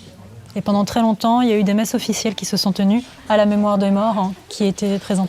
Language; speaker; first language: French; native; French